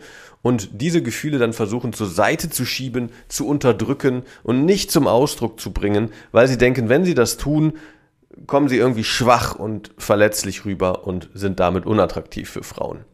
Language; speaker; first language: German; native; German